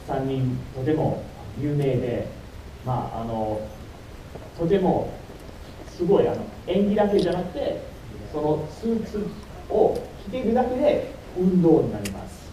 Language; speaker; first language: Japanese; non-native, fluent; English